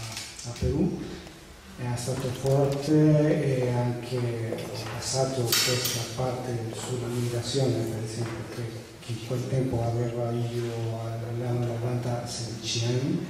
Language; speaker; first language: Italian; non-native, fluent; Spanish